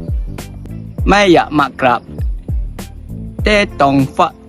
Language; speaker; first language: Thai; non-native, learner; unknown